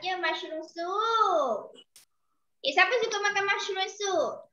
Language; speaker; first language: Malay; native; Malay